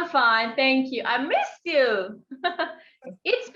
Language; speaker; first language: English; non-native, fluent; Persian